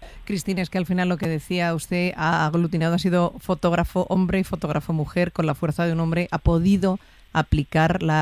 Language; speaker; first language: Spanish; native; Spanish